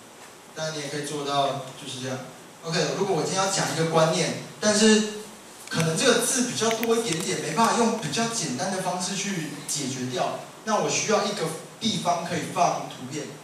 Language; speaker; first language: Chinese; native; Chinese